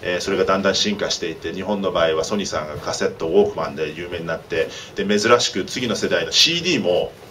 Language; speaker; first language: Japanese; early bilingual, heritage; Japanese